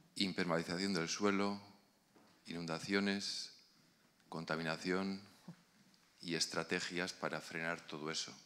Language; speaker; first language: Spanish; native; Spanish